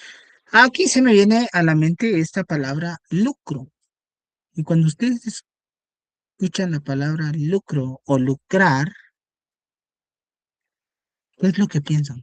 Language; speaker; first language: Spanish; native; Spanish